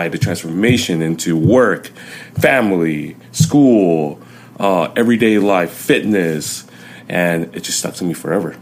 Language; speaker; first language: English; early bilingual, other home language; Vietnamese